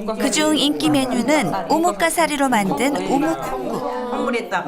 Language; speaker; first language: Korean; native; Korean